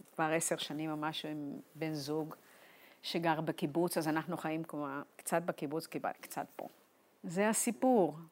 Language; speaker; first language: Hebrew; non-native, fluent; Spanish